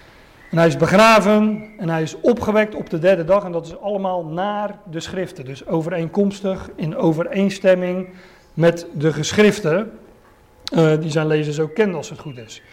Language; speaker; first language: Dutch; native; Dutch